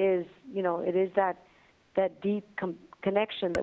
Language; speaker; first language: English; non-native, fluent; Spanish